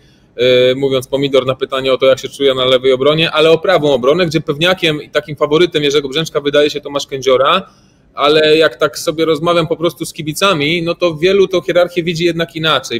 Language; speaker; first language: Polish; native; Polish